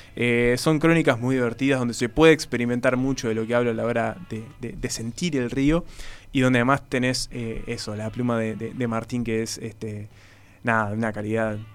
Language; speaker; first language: Spanish; native; Spanish